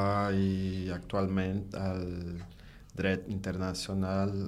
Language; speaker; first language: Catalan; non-native, learner; Portuguese